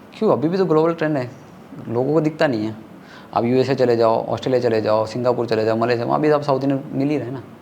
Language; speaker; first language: Hindi; non-native, local second language; Tamil